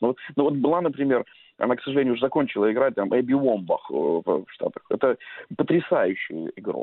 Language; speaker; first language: Russian; native; Russian